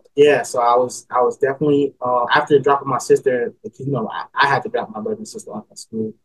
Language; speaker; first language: English; native; English